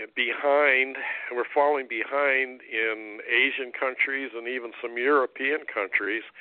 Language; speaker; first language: English; native; English